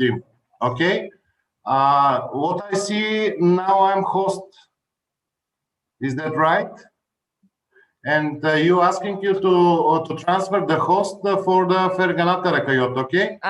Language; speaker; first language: English; non-native, fluent; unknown